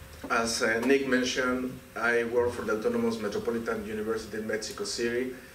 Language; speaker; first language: English; non-native, fluent; Spanish